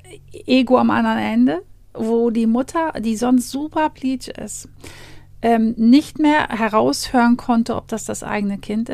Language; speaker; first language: German; native; German